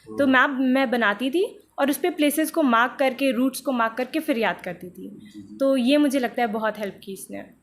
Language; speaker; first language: Hindi; native; Hindi